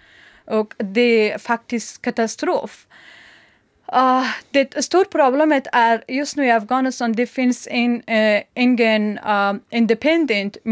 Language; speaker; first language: Swedish; non-native, learner; Persian